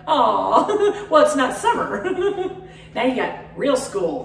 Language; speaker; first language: English; native; English